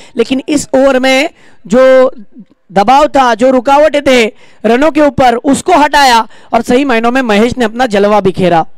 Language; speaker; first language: Hindi; non-native, local second language; Marathi